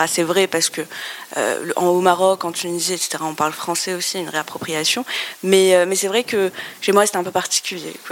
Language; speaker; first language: French; non-native, local second language; Arabic